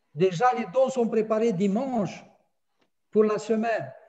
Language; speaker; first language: French; non-native, fluent; Russian